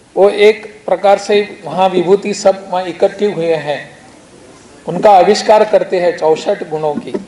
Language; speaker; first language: Hindi; non-native, local second language; Konkani